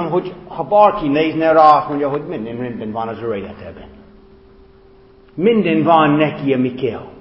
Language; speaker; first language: Hungarian; non-native, fluent; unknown